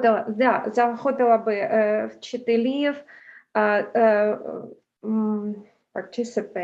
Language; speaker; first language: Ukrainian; early bilingual, heritage; English